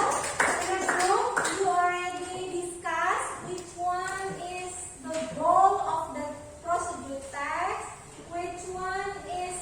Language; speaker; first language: English; non-native, fluent; Indonesian